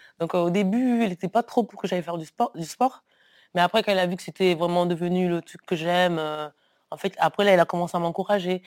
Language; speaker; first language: French; early bilingual, other home language; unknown